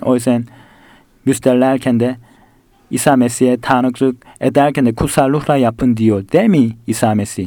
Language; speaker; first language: Turkish; non-native, fluent; Korean